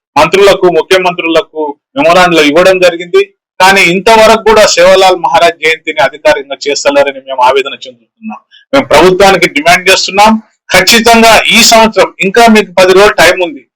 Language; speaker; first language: Telugu; non-native, local second language; Lambadi